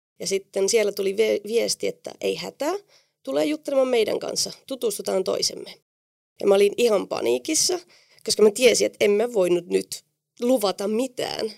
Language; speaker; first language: Finnish; non-native, fluent; Spanish